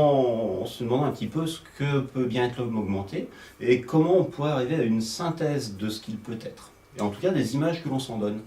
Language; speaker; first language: French; native; French